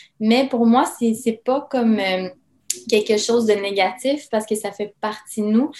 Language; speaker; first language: French; early bilingual, other home language; Serbian